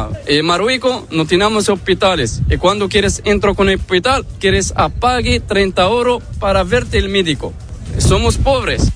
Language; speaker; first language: Spanish; non-native, learner; Arabic